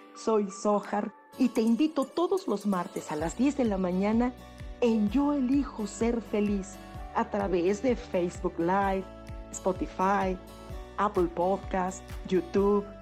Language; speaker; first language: Spanish; native; Spanish